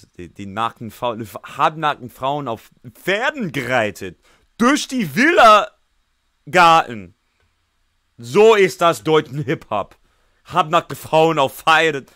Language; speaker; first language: German; non-native, learner; English